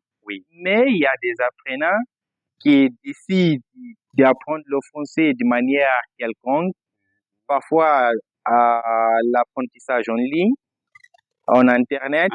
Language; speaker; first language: French; non-native, fluent; Portuguese